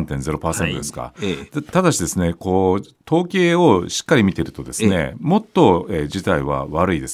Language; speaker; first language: Japanese; native; Japanese